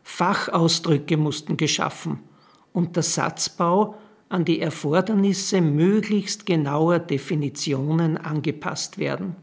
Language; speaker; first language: German; native; German